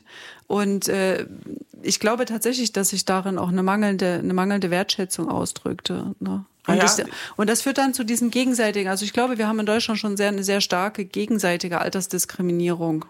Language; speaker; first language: German; native; German